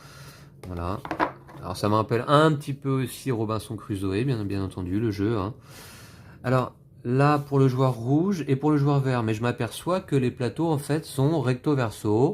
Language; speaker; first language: French; native; French